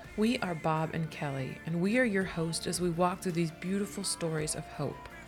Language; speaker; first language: English; native; English